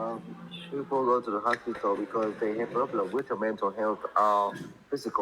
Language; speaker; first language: English; non-native, learner; Vietnamese